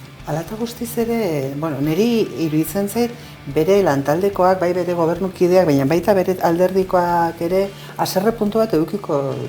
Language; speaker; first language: Basque; native; Basque